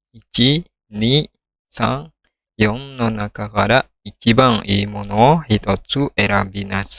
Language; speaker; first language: Japanese; non-native, fluent; Indonesian